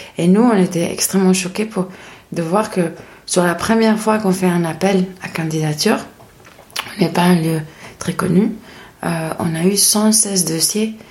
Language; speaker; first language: French; non-native, fluent; Spanish